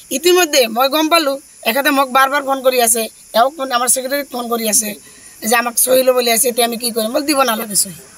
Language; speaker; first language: Assamese; native; Assamese